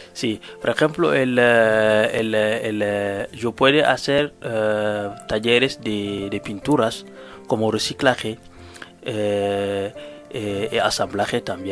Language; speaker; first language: Spanish; non-native, learner; Wolof